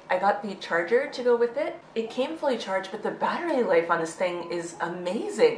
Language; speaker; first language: English; native; English